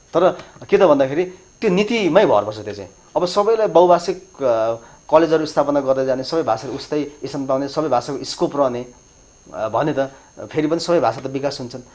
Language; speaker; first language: Nepali; non-native, local second language; Limbu